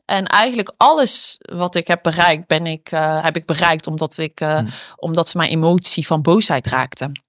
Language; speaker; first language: Dutch; native; Dutch